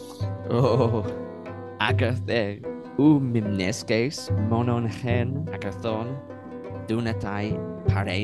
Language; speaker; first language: Greek; non-native, learner; English